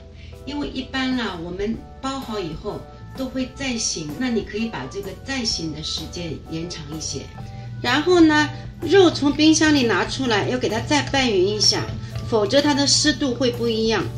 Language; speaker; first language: Chinese; native; Chinese